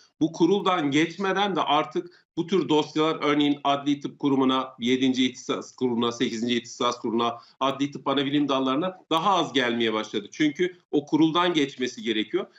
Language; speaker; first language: Turkish; native; Turkish